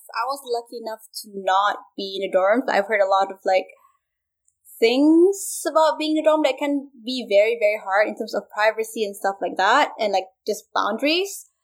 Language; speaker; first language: English; non-native, local second language; Malay